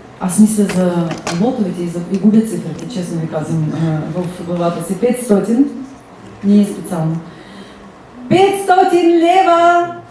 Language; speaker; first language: Bulgarian; early bilingual, heritage; Bulgarian